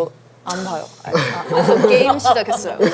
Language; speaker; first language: Korean; early bilingual, heritage; Korean